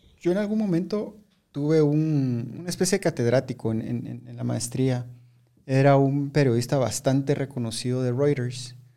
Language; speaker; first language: Spanish; native; Spanish